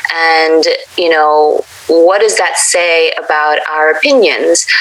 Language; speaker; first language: English; native; English